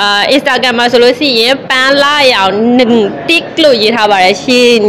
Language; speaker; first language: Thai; non-native, fluent; Burmese